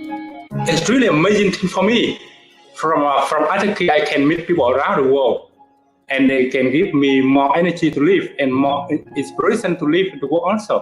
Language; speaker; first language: English; non-native, fluent; Vietnamese